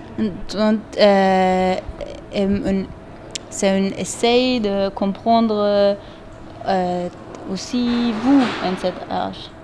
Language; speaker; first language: French; non-native, learner; German